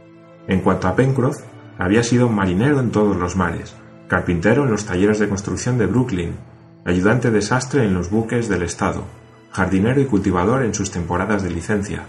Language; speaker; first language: Spanish; native; Spanish